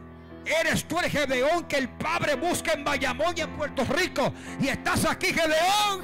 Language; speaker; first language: Spanish; native; Spanish